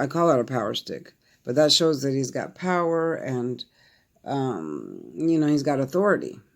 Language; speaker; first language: English; native; English